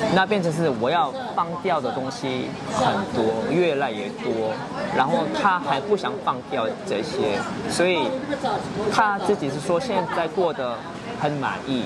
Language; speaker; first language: Chinese; non-native, fluent; Korean